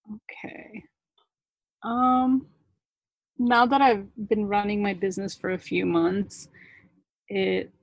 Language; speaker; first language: English; early bilingual, other home language; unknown